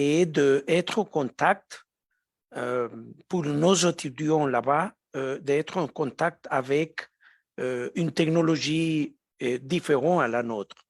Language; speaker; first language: French; non-native, fluent; Spanish